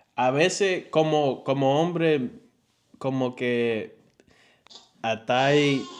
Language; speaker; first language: Spanish; early bilingual, heritage; Spanish